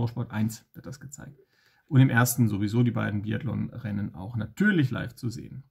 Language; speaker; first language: German; native; German